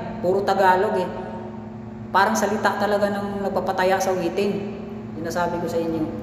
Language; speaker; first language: Filipino; non-native, local second language; Cebuano